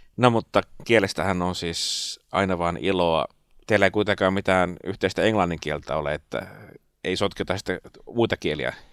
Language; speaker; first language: Finnish; native; Finnish